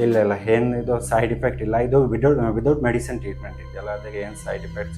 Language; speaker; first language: Kannada; non-native, local second language; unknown